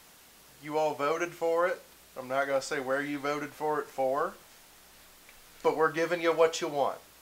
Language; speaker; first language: English; native; English